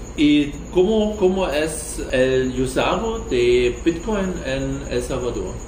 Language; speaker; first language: Spanish; non-native, learner; German